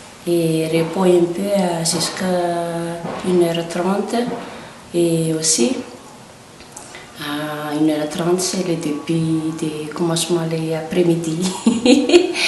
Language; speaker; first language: French; non-native, local second language; Malagasy